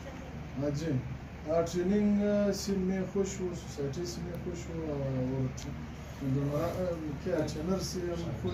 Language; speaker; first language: Hindi; non-native, learner; Pashto